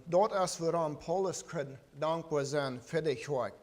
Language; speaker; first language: German; non-native, learner; Plautdietsch